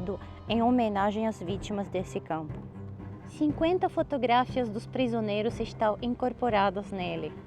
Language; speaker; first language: Portuguese; non-native, fluent; Russian